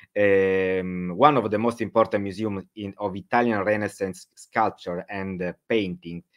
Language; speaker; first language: English; non-native, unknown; Italian